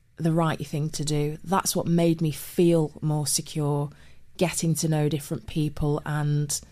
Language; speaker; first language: English; native; English